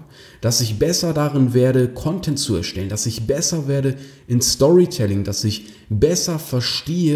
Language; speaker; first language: German; native; German